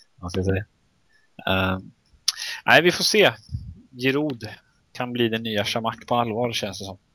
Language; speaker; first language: Swedish; native; Swedish